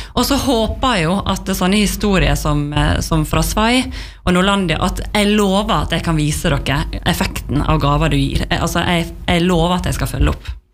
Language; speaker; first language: Norwegian; native; Norwegian